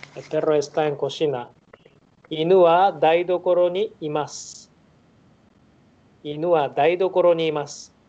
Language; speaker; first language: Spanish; non-native, learner; Japanese